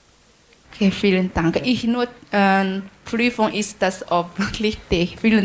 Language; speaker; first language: German; non-native, learner; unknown